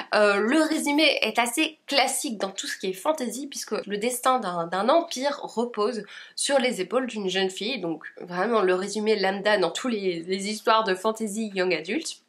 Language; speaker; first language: French; native; French